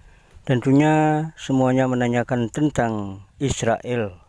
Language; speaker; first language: Indonesian; native; Indonesian